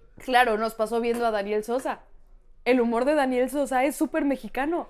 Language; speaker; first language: Spanish; native; Spanish